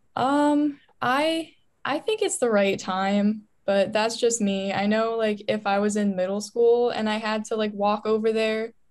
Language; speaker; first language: English; native; English